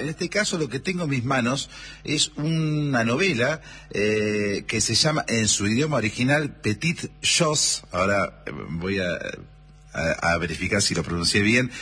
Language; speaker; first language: Spanish; native; Spanish